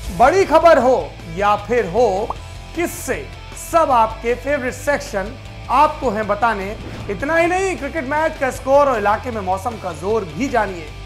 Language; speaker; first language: Hindi; native; Hindi